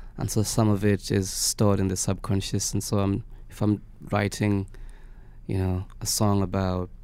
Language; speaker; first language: English; non-native, local second language; Swahili